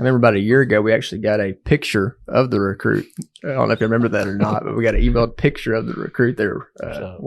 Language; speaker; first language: English; native; English